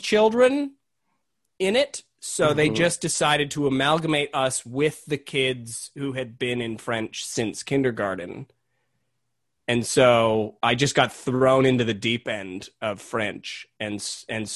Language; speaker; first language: English; native; English